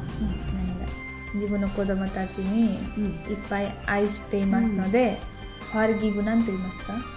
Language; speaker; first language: Japanese; non-native, learner; Nepali